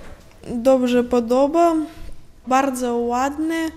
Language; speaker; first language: Polish; non-native, learner; Russian